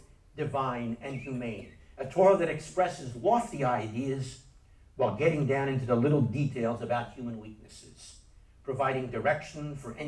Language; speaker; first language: English; native; English